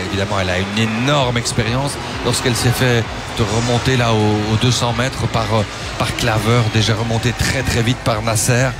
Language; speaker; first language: French; native; French